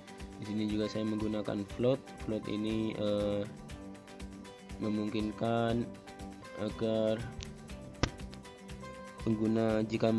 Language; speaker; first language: Indonesian; native; Indonesian